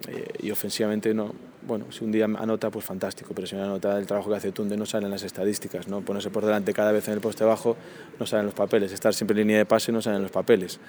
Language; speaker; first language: Spanish; native; Spanish